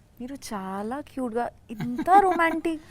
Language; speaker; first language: Telugu; non-native, learner; Bangla